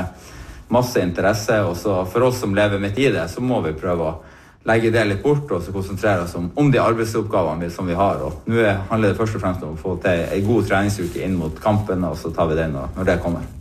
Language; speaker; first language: Norwegian; native; Norwegian